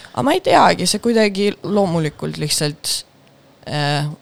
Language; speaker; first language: Estonian; non-native, local second language; Russian